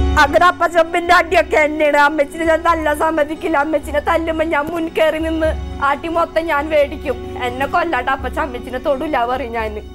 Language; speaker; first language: Malayalam; native; Malayalam